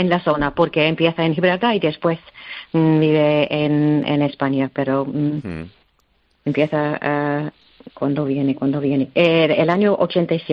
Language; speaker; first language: Spanish; non-native, learner; English